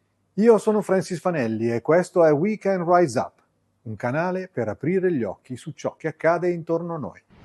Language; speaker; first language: Italian; native; Italian